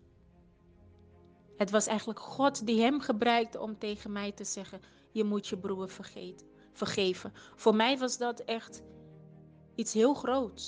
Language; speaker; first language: Dutch; early bilingual, other home language; Portuguese